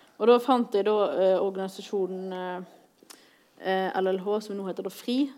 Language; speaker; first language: Norwegian; native; Norwegian